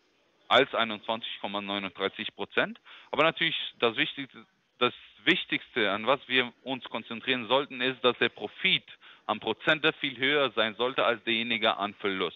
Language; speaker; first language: German; non-native, fluent; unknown